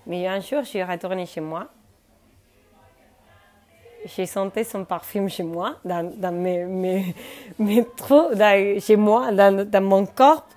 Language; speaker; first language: French; non-native, fluent; Spanish